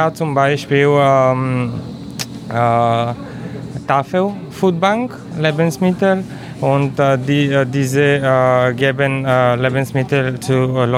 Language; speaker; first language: German; non-native, learner; Bulgarian